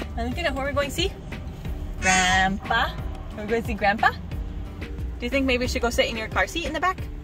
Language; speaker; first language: English; native; English